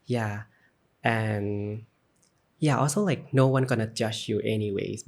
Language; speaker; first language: English; non-native, learner; Thai